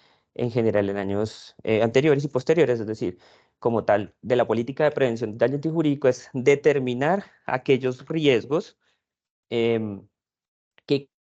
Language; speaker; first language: Spanish; native; Spanish